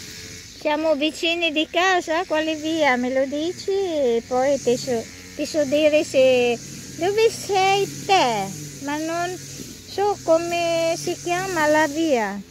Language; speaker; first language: Italian; non-native, fluent; Filipino